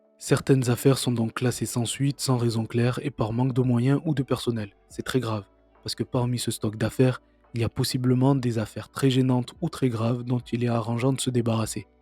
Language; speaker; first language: French; native; French